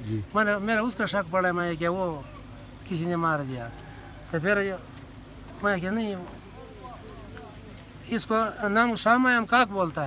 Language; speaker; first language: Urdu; non-native, local second language; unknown